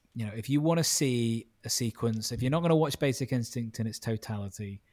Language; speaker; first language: English; native; English